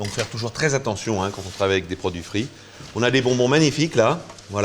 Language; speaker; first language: French; native; French